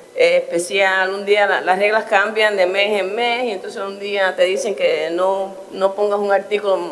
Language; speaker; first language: Spanish; early bilingual, heritage; Spanish